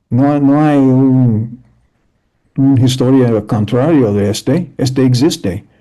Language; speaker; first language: Spanish; early bilingual, heritage; English